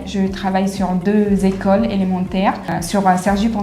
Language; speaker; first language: French; non-native, fluent; Arabic